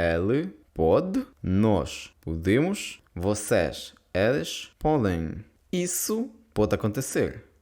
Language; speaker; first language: Portuguese; non-native, fluent; Ukrainian